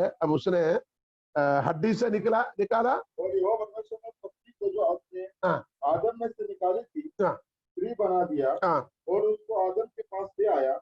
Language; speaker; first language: Hindi; non-native, local second language; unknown